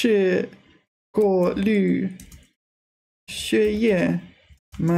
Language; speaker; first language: Chinese; non-native, learner; English